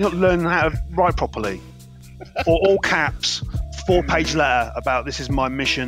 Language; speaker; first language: English; native; English